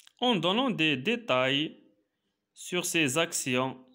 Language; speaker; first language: French; non-native, local second language; Arabic